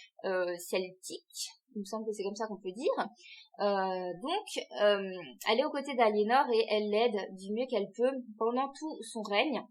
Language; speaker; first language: French; native; French